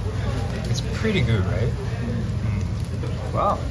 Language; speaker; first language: English; non-native, fluent; Korean